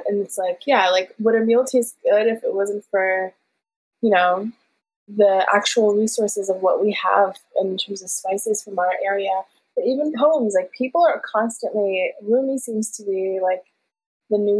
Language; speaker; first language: English; early bilingual, other home language; Persian